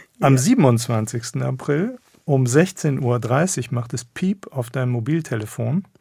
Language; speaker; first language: German; native; German